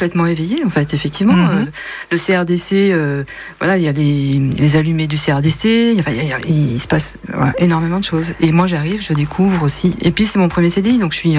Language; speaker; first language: French; native; French